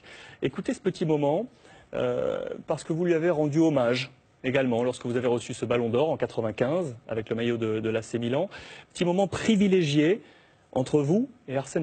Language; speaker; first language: French; native; French